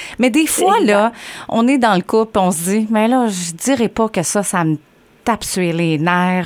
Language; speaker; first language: French; native; French